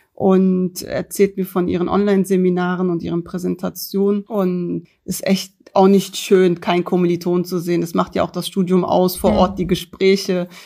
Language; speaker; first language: German; early bilingual, other home language; Turkish